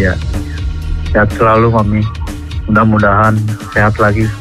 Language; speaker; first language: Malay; non-native, local second language; Sundanese